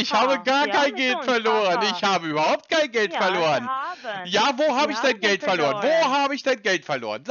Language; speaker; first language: German; native; German